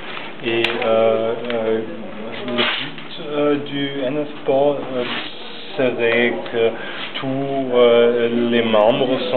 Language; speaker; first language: French; non-native, learner; German